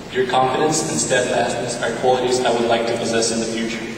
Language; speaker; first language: English; non-native, fluent; Bulgarian